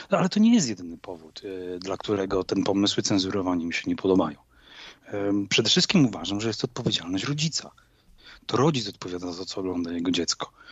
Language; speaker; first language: Polish; native; Polish